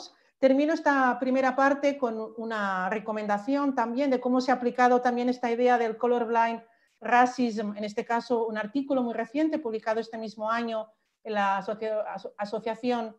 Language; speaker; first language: Spanish; native; Spanish